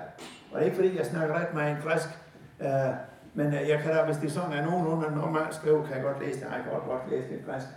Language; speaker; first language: Danish; native; Danish